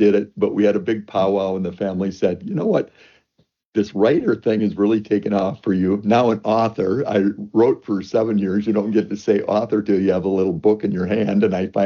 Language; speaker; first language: English; native; English